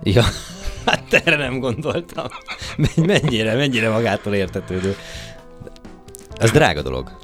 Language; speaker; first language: Hungarian; native; Hungarian